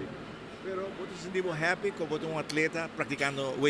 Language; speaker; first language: Portuguese; non-native, learner; Spanish